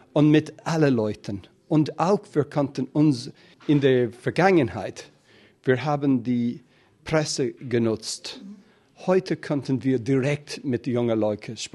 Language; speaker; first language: German; non-native, fluent; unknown